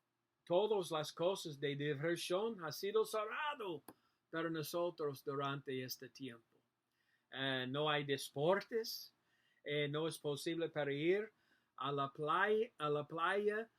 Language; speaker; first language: Spanish; non-native, learner; English